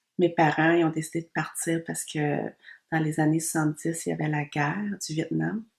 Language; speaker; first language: French; early bilingual, other home language; Vietnamese